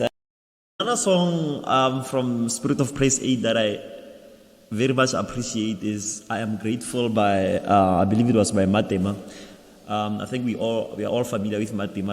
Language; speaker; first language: English; non-native, local second language; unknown